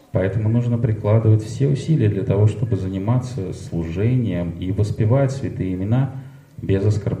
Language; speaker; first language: Russian; native; Russian